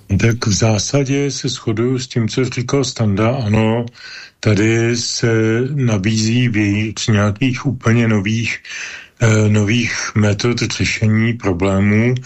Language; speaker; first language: Czech; native; Czech